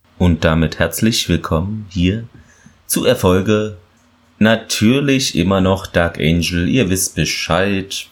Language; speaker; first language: German; native; German